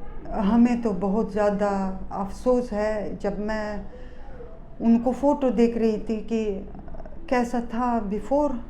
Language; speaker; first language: Hindi; non-native, fluent; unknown